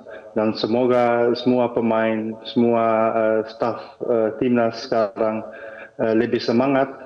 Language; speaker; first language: Indonesian; early bilingual, heritage; Dutch